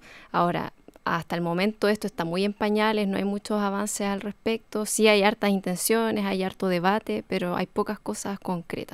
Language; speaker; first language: Spanish; native; Spanish